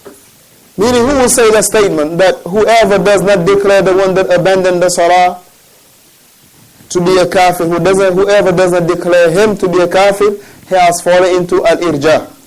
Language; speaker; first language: English; non-native, fluent; Arabic